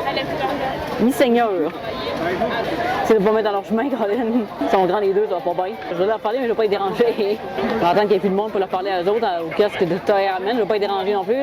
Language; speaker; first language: French; native; French